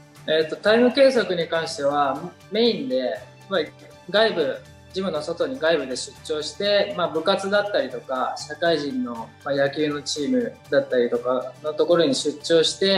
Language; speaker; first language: Japanese; native; Japanese